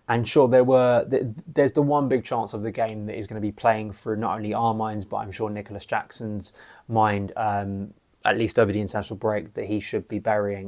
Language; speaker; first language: English; native; English